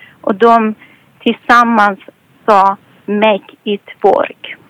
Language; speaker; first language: Swedish; non-native, fluent; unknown